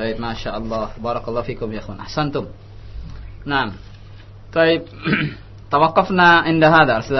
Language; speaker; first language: Arabic; non-native, fluent; Indonesian